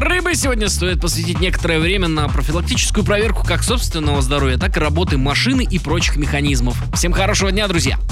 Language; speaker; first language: Russian; native; Russian